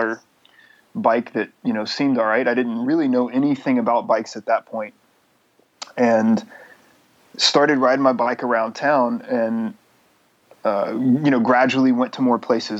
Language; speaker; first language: English; native; English